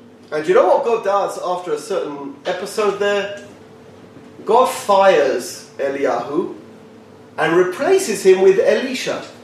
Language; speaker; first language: English; native; English